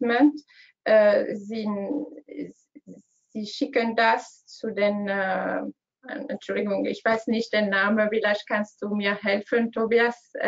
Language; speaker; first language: German; non-native, learner; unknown